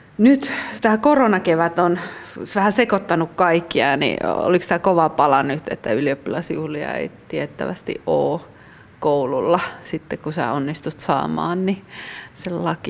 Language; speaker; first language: Finnish; native; Finnish